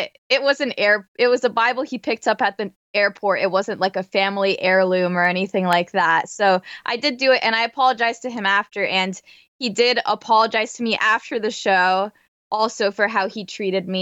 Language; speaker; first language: English; native; English